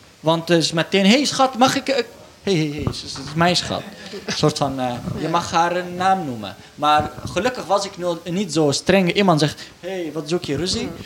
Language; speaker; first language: Dutch; non-native, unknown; Arabic